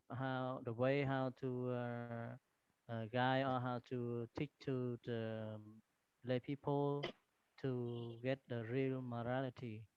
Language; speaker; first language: English; non-native, learner; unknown